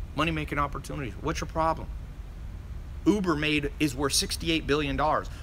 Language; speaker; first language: English; native; English